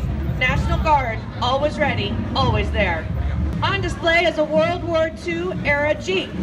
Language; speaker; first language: English; native; English